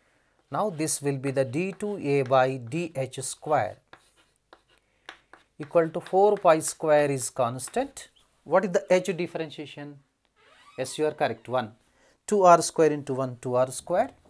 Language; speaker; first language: English; non-native, local second language; Telugu